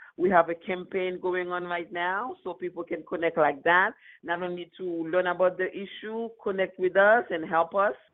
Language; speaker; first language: English; non-native, fluent; Haitian Creole